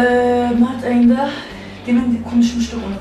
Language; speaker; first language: Turkish; early bilingual, heritage; Turkish